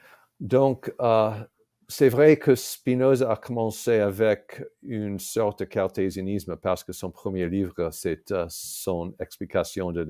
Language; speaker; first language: French; non-native, fluent; English